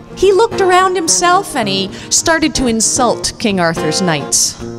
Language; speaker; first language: English; native; English